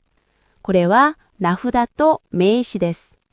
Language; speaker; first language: Japanese; non-native, fluent; Korean